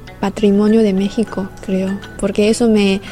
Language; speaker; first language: Spanish; non-native, fluent; Chinese